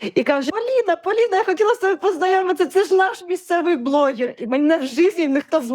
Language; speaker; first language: Ukrainian; non-native, local second language; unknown